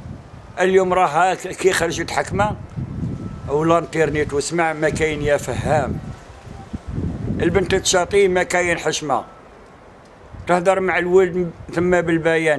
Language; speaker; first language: Arabic; native; Arabic